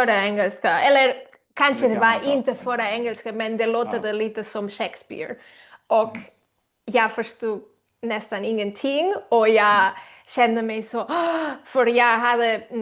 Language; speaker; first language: Swedish; non-native, learner; Spanish